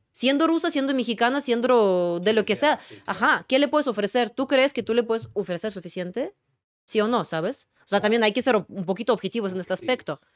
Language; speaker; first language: Spanish; non-native, fluent; Russian